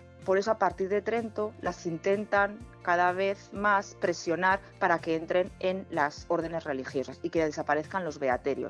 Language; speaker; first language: Spanish; native; Spanish